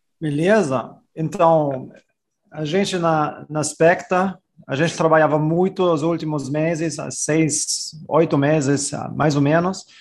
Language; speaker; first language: Portuguese; non-native, fluent; German